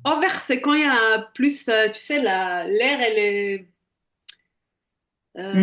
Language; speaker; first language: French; non-native, fluent; Hebrew